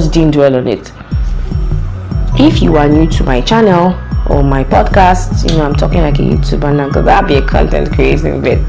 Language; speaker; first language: English; non-native, local second language; Yoruba